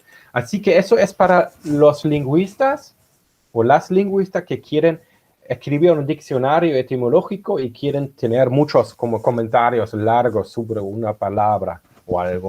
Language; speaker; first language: Spanish; non-native, fluent; German